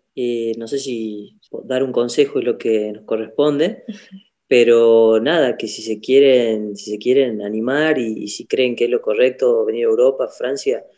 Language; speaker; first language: Spanish; native; Spanish